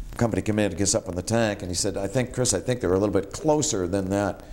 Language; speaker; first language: English; native; English